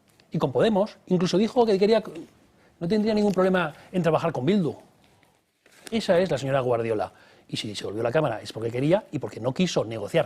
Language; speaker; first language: Spanish; native; Spanish